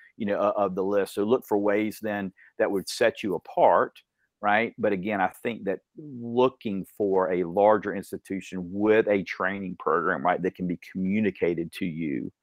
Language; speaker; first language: English; native; English